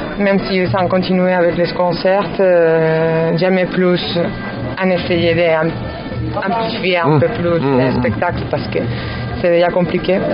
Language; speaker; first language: French; non-native, fluent; Spanish